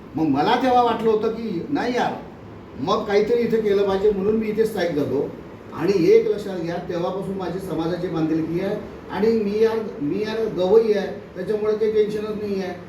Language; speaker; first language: Marathi; native; Marathi